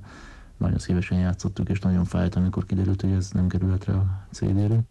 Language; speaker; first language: Hungarian; native; Hungarian